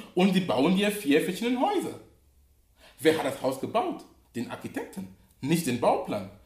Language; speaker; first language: German; non-native, fluent; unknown